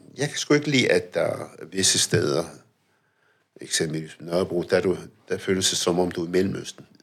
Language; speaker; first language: Danish; early bilingual, other home language; Arabic